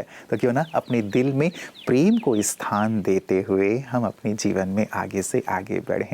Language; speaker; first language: Hindi; native; Hindi